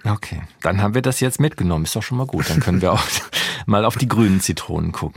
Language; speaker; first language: German; native; German